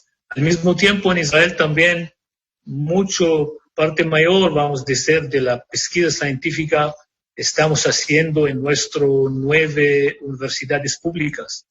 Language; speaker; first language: Spanish; non-native, fluent; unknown